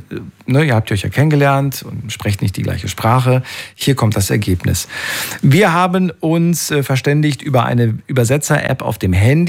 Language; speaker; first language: German; native; German